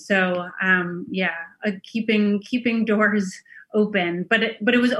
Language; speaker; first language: English; native; English